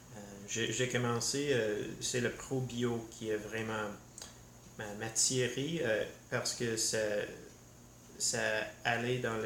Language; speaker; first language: French; non-native, learner; English